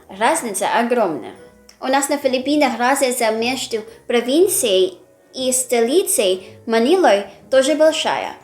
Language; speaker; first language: Russian; non-native, fluent; Filipino